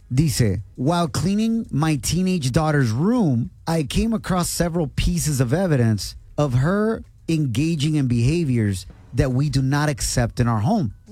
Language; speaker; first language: English; early bilingual, other home language; Spanish